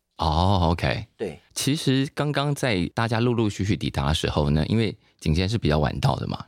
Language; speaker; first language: Chinese; native; Chinese